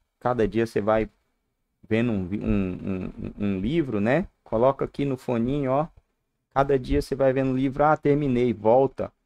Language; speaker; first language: Portuguese; native; Portuguese